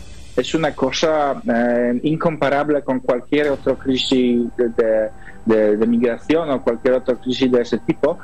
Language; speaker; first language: Spanish; non-native, fluent; Polish